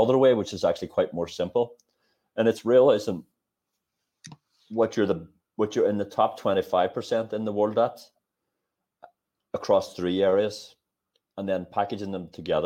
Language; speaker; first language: English; native; English